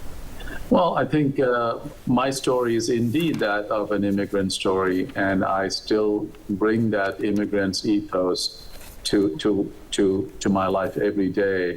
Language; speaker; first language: English; non-native, local second language; Malayalam